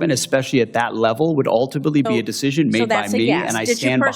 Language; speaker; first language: English; native; English